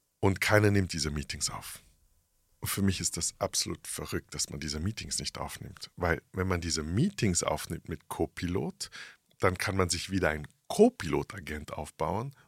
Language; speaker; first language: German; early bilingual, heritage; English